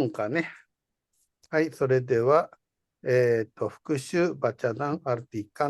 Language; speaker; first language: Japanese; non-native, fluent; Indonesian